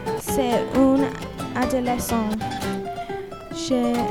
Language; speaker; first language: French; non-native, learner; English